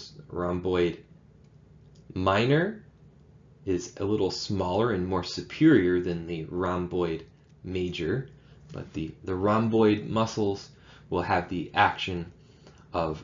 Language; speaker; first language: English; native; English